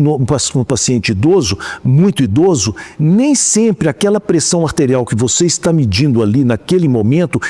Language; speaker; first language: Portuguese; native; Portuguese